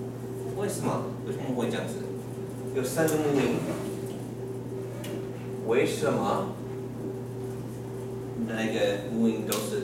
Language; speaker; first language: Chinese; non-native, fluent; English